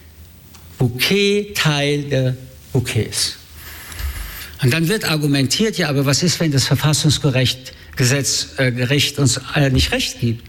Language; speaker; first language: German; early bilingual, other home language; French